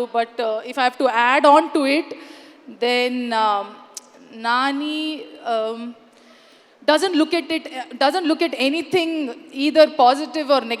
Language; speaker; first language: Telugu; non-native, learner; Kannada